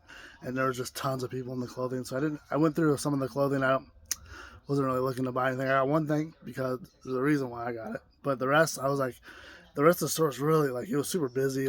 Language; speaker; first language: English; native; English